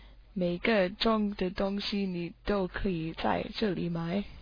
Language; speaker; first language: Chinese; non-native, learner; English